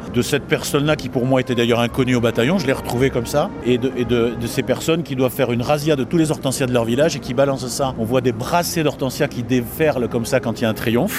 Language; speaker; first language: French; native; French